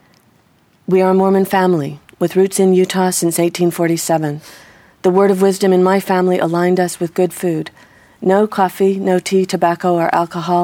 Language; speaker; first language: English; native; English